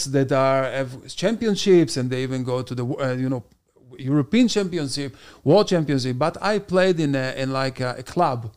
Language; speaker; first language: English; non-native, fluent; Hebrew